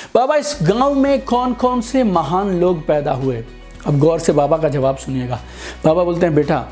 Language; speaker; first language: Hindi; native; Hindi